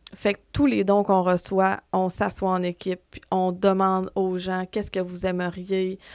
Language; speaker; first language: French; native; French